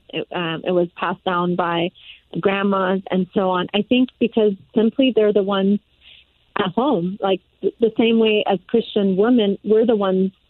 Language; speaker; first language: English; early bilingual, other home language; Persian